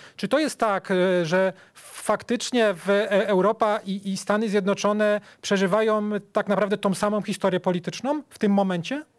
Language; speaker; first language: Polish; native; Polish